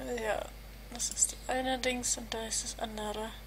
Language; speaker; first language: German; native; German